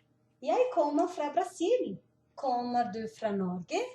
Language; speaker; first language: Norwegian; non-native, fluent; Portuguese